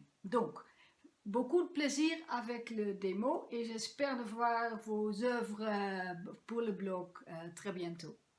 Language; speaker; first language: French; non-native, learner; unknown